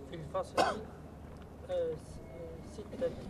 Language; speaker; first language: Arabic; non-native, learner; French